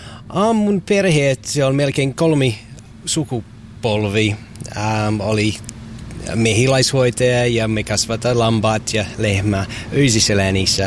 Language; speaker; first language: Finnish; non-native, learner; English